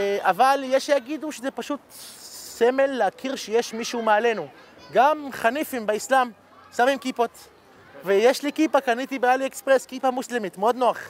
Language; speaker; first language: Hebrew; early bilingual, other home language; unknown